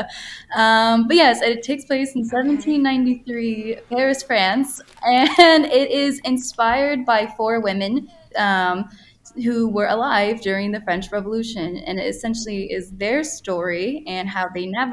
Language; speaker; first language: English; native; English